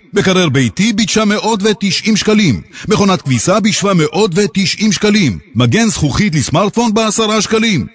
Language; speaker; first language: Hebrew; native; Hebrew